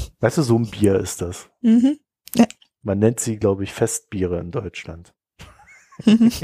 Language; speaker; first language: German; native; German